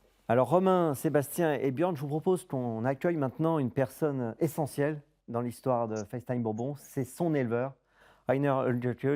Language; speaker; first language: French; native; French